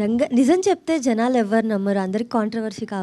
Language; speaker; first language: Telugu; native; Telugu